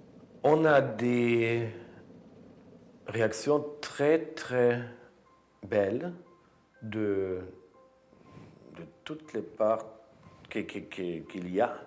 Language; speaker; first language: French; non-native, fluent; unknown